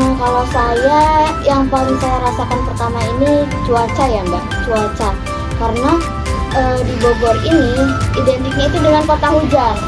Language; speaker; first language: Indonesian; native; Indonesian